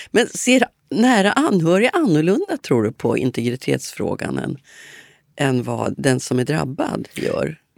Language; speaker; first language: Swedish; native; Swedish